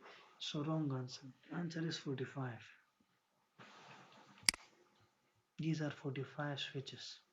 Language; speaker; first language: English; non-native, local second language; Urdu